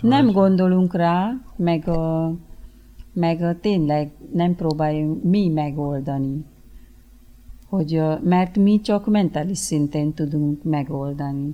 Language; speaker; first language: Hungarian; early bilingual, other home language; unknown